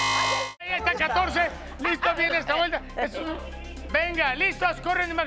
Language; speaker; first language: Spanish; native; Spanish